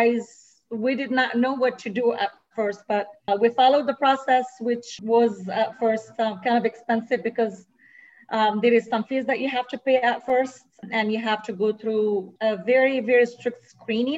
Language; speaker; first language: English; non-native, fluent; Arabic